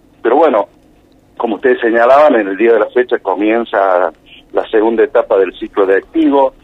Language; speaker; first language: Spanish; native; Spanish